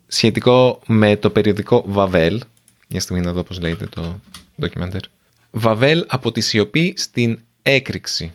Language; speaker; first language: Greek; native; Greek